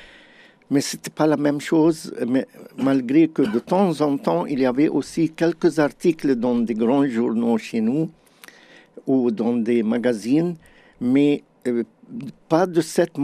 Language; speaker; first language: French; non-native, fluent; Arabic